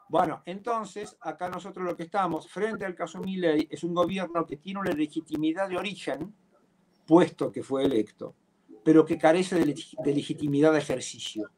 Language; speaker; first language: Spanish; native; Spanish